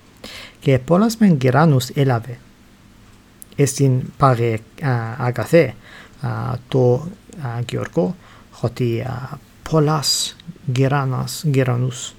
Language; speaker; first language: Greek; non-native, learner; English